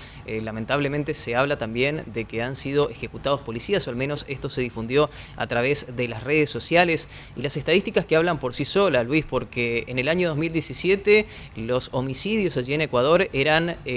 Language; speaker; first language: Spanish; native; Spanish